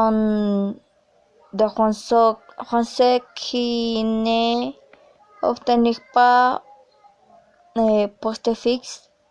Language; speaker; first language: French; non-native, learner; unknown